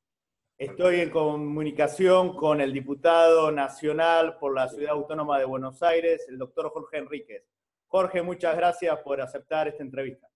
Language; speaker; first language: Spanish; native; Spanish